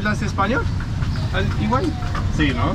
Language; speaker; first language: Spanish; non-native, fluent; Danish